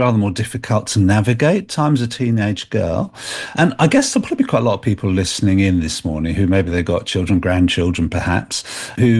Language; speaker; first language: English; native; English